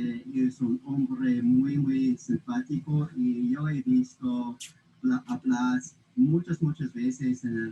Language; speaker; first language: Spanish; non-native, learner; English